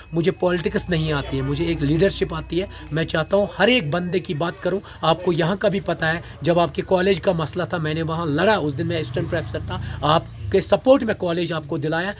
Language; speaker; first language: Urdu; non-native, local second language; Kashmiri